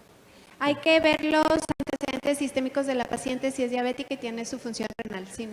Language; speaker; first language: Spanish; native; Spanish